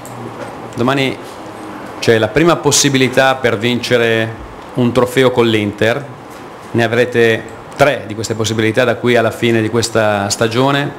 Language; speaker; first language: Italian; native; Italian